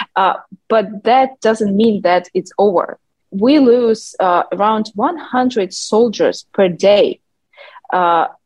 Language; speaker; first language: English; non-native, fluent; Ukrainian